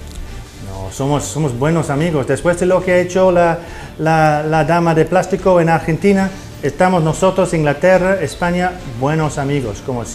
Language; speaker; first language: Spanish; non-native, fluent; English